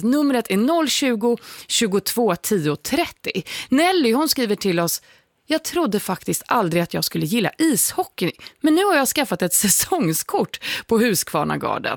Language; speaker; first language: Swedish; native; Swedish